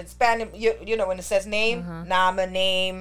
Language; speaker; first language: English; non-native, fluent; German